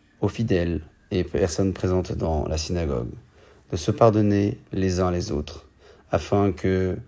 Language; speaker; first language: French; native; French